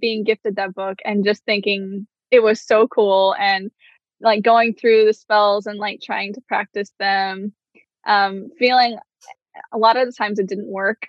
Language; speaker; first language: English; native; English